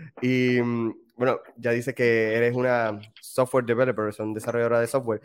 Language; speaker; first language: Spanish; native; Spanish